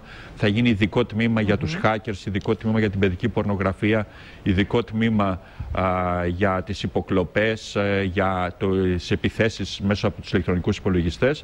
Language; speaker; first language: Greek; native; Greek